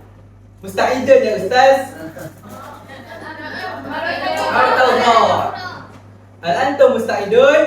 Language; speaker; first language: Arabic; non-native, learner; Malay